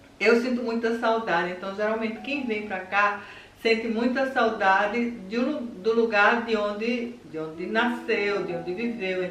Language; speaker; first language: Portuguese; native; Portuguese